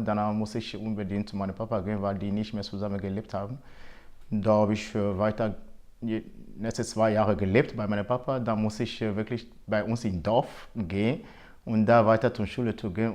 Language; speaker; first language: German; non-native, fluent; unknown